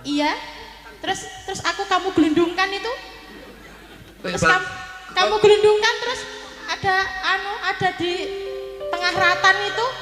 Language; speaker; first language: Indonesian; non-native, local second language; Javanese